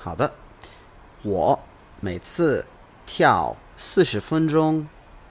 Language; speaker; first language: Chinese; non-native, learner; English